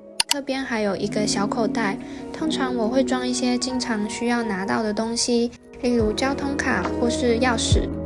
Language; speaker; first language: Chinese; native; Chinese